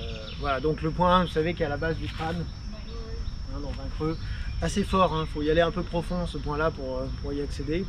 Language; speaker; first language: French; native; French